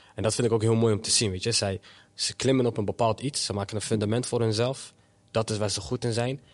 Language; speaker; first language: Dutch; early bilingual, other home language; Somali